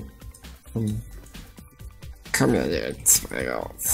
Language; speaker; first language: German; native; German